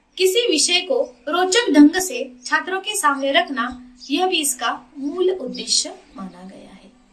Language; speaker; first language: Hindi; non-native, local second language; Marathi